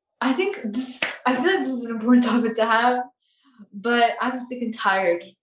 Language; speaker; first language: English; native; English